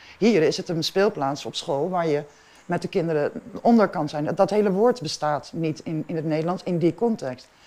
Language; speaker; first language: Dutch; non-native, local second language; Papiamento